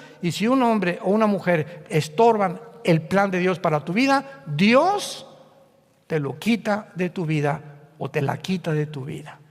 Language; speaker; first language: Spanish; native; Spanish